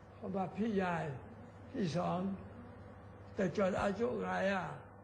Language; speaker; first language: Thai; non-native, learner; Chinese